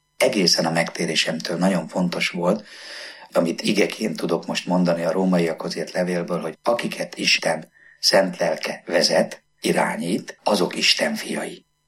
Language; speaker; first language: Hungarian; native; Hungarian